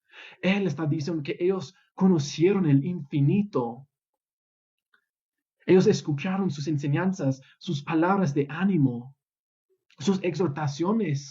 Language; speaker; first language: Spanish; non-native, fluent; English